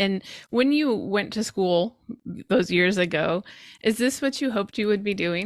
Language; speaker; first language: English; native; English